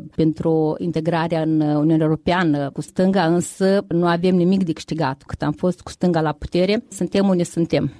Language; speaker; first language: Romanian; native; Romanian